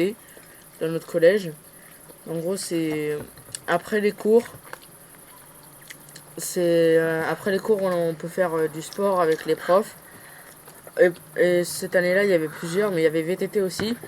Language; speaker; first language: French; early bilingual, heritage; Arabic